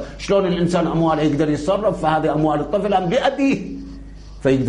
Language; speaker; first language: Arabic; native; Arabic